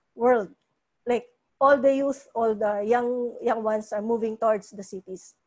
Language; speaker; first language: English; non-native, local second language; Cebuano